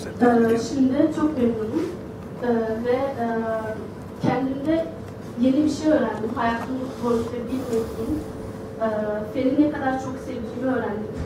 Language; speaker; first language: Turkish; early bilingual, other home language; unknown